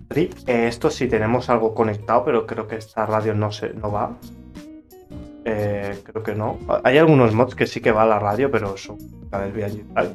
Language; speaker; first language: Spanish; native; Spanish